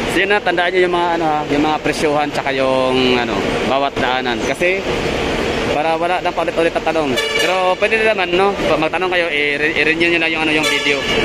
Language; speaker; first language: Filipino; non-native, local second language; Cebuano